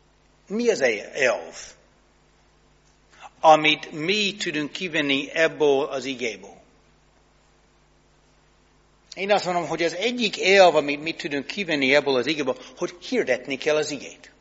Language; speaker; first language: Hungarian; non-native, fluent; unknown